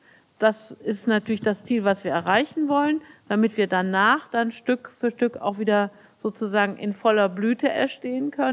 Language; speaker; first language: German; native; German